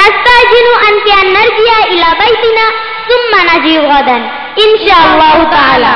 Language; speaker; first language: Arabic; non-native, learner; Bangla